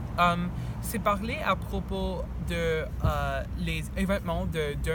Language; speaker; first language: French; non-native, learner; English